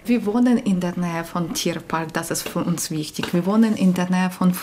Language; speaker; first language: German; non-native, learner; Ukrainian